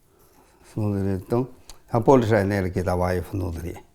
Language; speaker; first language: Russian; non-native, learner; Chinese